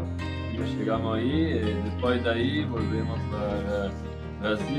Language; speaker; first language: Spanish; non-native, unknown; Italian